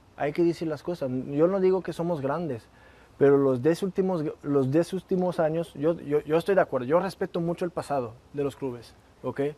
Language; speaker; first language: Spanish; non-native, fluent; French